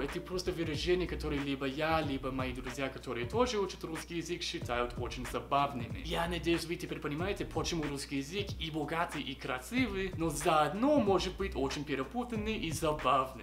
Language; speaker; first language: Russian; non-native, fluent; English